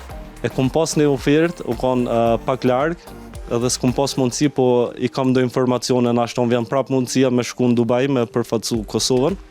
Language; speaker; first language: Albanian; early bilingual, heritage; Albanian